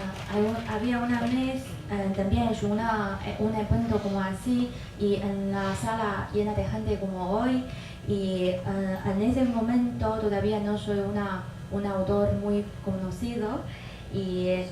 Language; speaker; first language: Spanish; non-native, fluent; Chinese